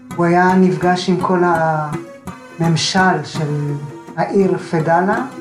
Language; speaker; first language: Hebrew; early bilingual, other home language; Arabic